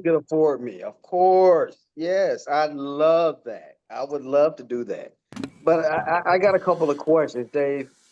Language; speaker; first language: English; native; English